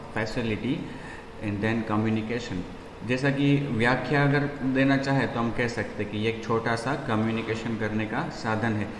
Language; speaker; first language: Hindi; non-native, local second language; Gujarati